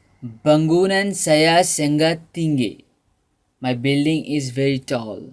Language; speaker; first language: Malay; non-native, learner; Bangla